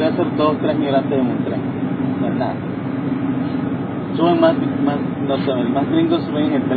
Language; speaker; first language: Spanish; native; Spanish